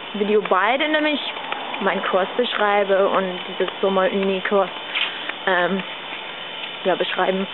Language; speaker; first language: German; non-native, learner; English